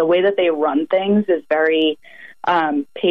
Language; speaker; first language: English; native; English